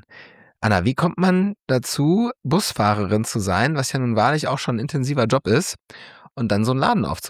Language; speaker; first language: German; native; German